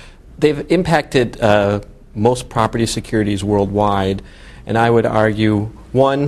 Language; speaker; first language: English; native; English